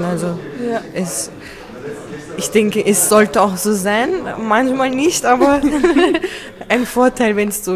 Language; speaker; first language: German; early bilingual, other home language; Turkish